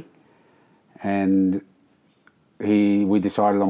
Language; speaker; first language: English; native; English